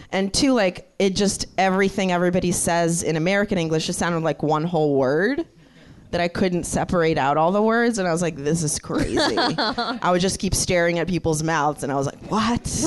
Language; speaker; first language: English; early bilingual, other home language; Russian